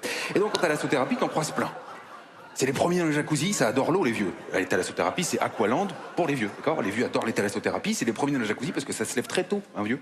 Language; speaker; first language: French; native; French